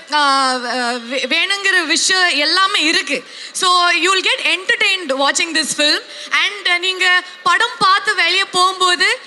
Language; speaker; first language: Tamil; non-native, local second language; Kannada